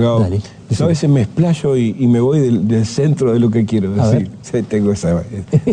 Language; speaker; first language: Spanish; native; Spanish